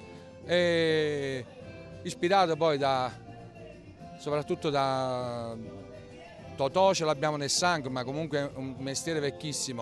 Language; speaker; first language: Italian; native; Italian